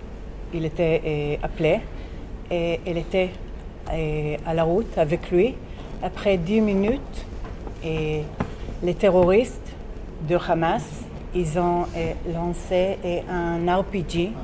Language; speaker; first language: French; non-native, fluent; Hebrew